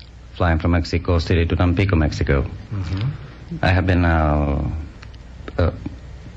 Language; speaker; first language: English; non-native, fluent; Spanish